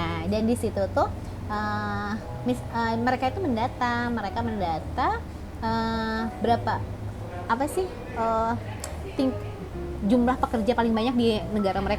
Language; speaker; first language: Indonesian; native; Indonesian